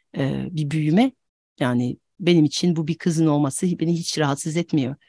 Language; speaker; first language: Turkish; non-native, fluent; French